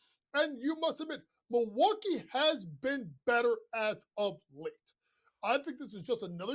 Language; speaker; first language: English; native; English